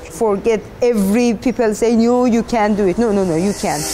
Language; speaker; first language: English; non-native, learner; Persian